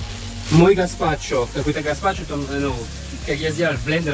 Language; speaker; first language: Russian; non-native, learner; French